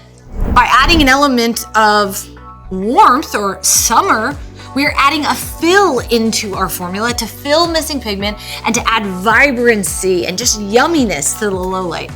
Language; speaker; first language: English; native; English